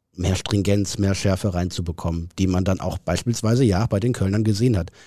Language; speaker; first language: German; native; German